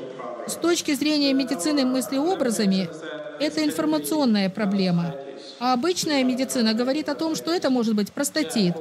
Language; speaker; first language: Russian; native; Russian